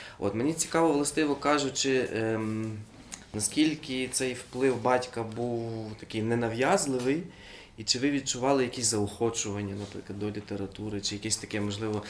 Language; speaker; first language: Ukrainian; native; Ukrainian